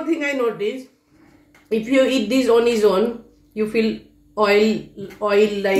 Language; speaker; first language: English; non-native, local second language; Gujarati